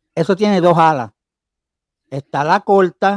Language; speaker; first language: Spanish; early bilingual, heritage; Spanish